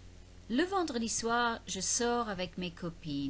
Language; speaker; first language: French; non-native, fluent; English